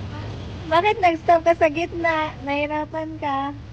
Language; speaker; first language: Filipino; native; Filipino